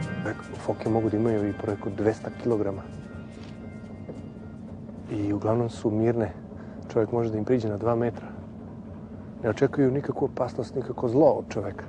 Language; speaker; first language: Serbian; native; Serbian